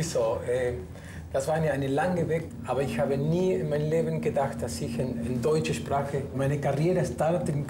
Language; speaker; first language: German; non-native, fluent; Spanish